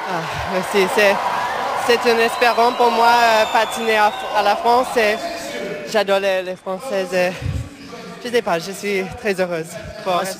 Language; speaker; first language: French; non-native, learner; English